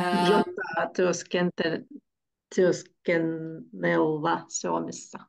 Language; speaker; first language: Finnish; non-native, learner; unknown